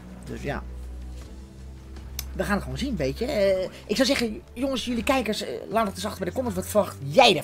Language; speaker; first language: Dutch; native; Dutch